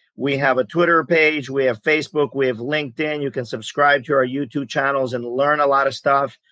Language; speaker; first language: English; early bilingual, other home language; Greek